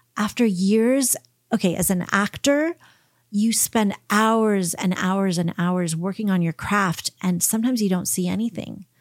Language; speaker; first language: English; early bilingual, heritage; English